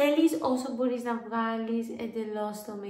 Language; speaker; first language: Greek; early bilingual, heritage; English